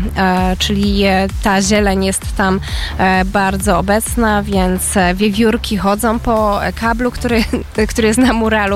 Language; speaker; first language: Polish; native; Polish